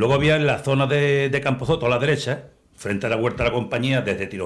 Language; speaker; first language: Spanish; native; Spanish